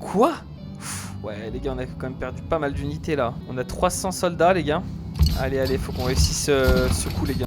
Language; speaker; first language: French; native; French